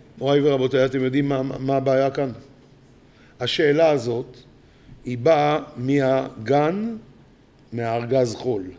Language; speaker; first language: Hebrew; native; Hebrew